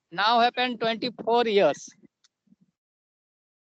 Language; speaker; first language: English; non-native, learner; Santali